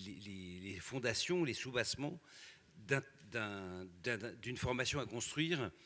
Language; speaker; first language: French; native; French